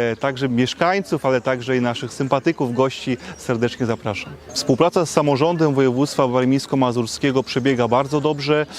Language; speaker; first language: Polish; native; Polish